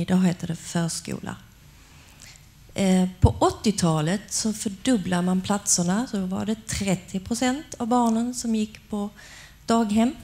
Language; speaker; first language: Swedish; native; Swedish